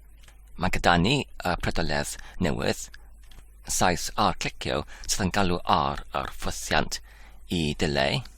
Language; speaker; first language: Welsh; non-native, fluent; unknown